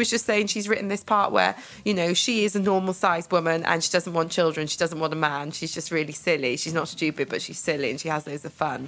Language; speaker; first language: English; native; English